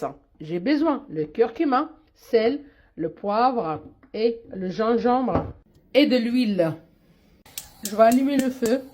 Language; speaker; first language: French; non-native, local second language; Arabic